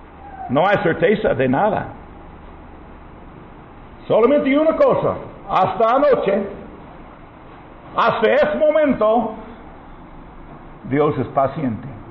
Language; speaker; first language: Spanish; non-native, learner; English